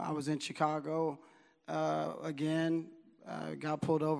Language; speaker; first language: English; native; English